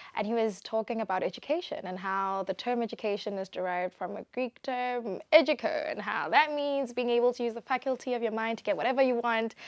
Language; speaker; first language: English; non-native, local second language; Tswana